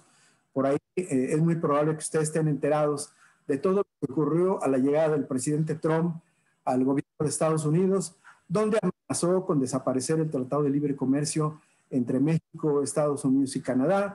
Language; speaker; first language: Spanish; native; Spanish